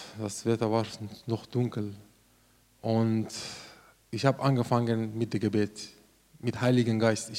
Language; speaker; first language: German; non-native, learner; Persian